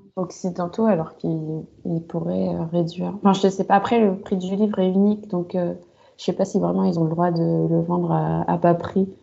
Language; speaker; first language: French; native; French